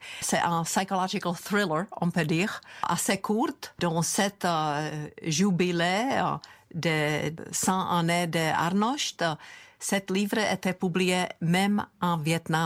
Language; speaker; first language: French; non-native, fluent; Czech